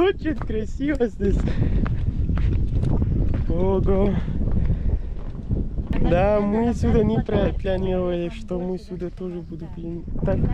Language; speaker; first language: Russian; non-native, learner; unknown